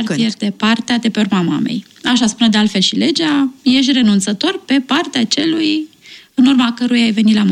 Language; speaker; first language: Romanian; native; Romanian